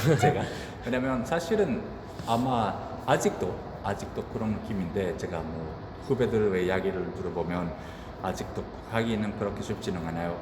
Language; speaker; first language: Korean; non-native, fluent; Spanish